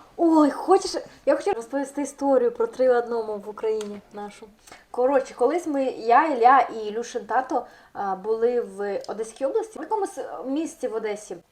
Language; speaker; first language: Ukrainian; native; Ukrainian